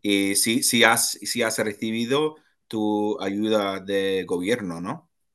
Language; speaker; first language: Spanish; non-native, learner; English